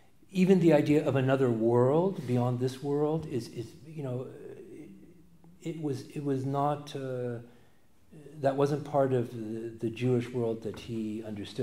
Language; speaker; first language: English; native; English